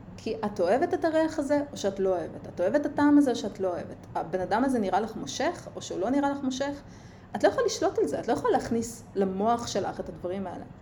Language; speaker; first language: Hebrew; early bilingual, other home language; Russian